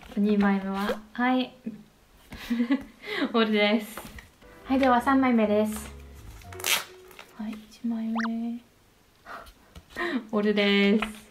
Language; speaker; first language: Japanese; non-native, learner; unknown